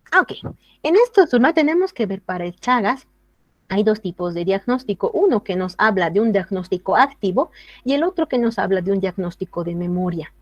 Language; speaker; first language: Spanish; native; Spanish